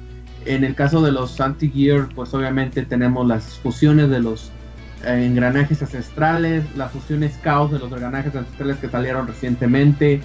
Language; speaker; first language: Spanish; native; Spanish